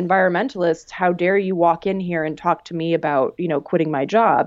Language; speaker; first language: English; native; English